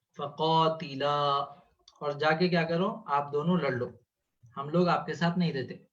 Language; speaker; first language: Urdu; native; Urdu